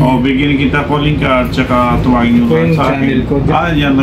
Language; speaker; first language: Filipino; non-native, learner; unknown